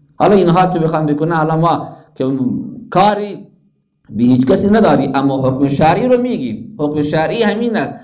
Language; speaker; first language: Persian; non-native, local second language; Baluchi